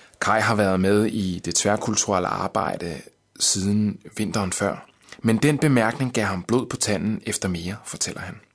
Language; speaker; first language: Danish; native; Danish